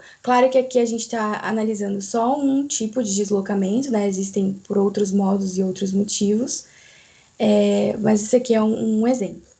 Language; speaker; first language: Portuguese; native; Portuguese